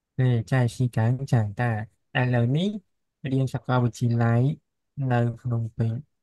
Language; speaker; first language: Chinese; non-native, learner; Khmer